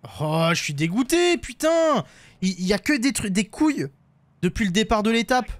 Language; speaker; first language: French; native; French